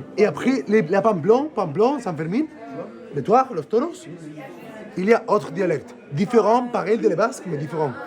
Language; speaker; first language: French; non-native, learner; Spanish